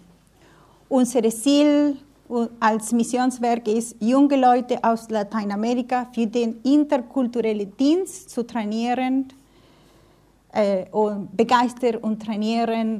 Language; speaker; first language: German; non-native, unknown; Spanish